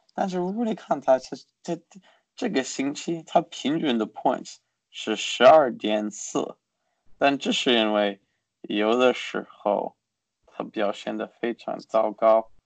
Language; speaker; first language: Chinese; early bilingual, heritage; Chinese